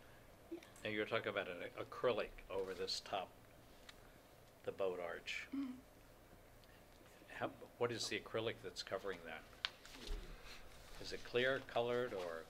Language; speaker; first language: English; native; English